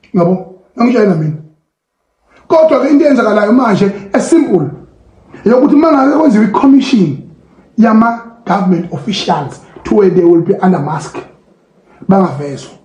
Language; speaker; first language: Zulu; native; Zulu